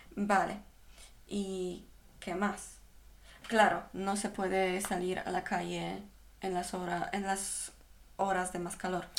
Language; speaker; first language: Spanish; non-native, fluent; Polish